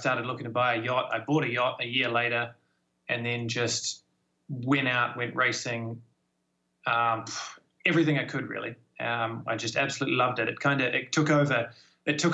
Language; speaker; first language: English; native; English